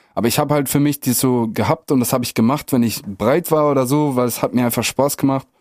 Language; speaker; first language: German; native; German